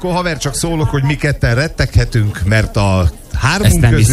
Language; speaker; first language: Hungarian; native; Hungarian